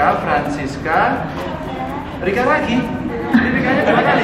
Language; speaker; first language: Indonesian; non-native, local second language; Javanese